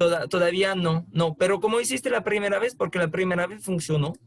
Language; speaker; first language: Spanish; non-native, fluent; French